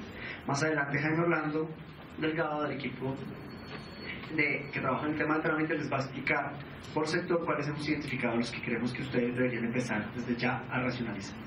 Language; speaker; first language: Spanish; native; Spanish